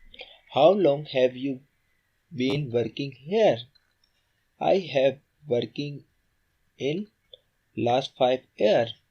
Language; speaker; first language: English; non-native, learner; Urdu